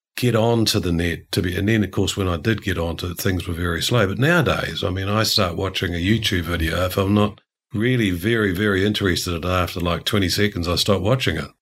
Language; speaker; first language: English; native; English